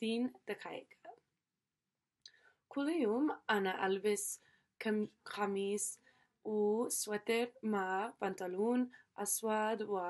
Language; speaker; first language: Arabic; non-native, learner; English